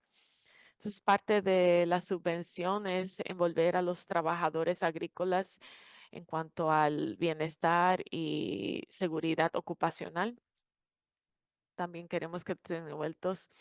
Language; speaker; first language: Spanish; non-native, fluent; English